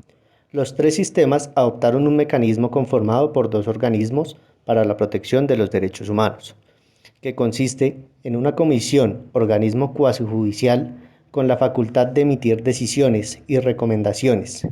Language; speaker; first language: Spanish; native; Spanish